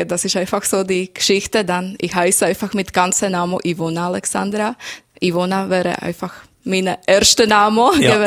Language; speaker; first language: German; non-native, learner; Slovak